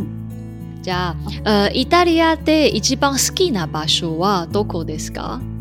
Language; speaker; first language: Japanese; non-native, learner; Chinese